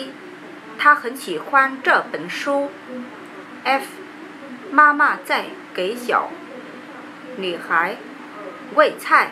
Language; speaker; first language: Chinese; non-native, learner; Vietnamese